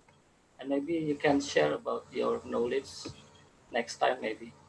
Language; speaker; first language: English; non-native, fluent; Indonesian